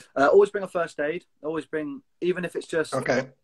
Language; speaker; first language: English; native; English